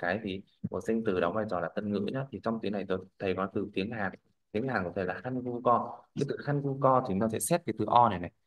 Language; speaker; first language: Vietnamese; native; Vietnamese